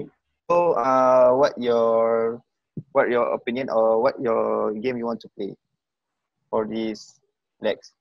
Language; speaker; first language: English; non-native, local second language; Malay